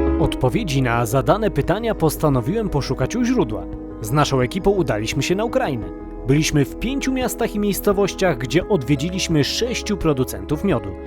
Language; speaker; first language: Polish; native; Polish